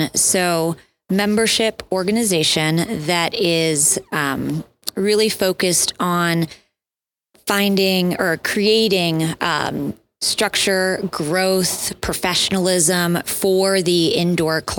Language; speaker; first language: English; native; English